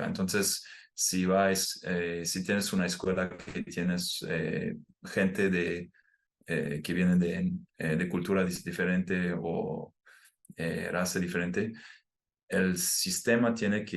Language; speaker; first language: Spanish; non-native, fluent; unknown